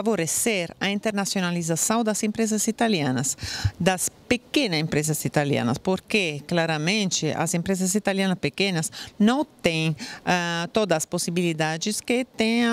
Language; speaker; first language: Portuguese; non-native, fluent; Italian